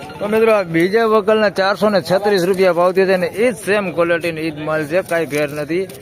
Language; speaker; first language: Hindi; non-native, local second language; Gujarati